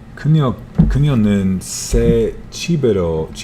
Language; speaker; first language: Korean; non-native, learner; English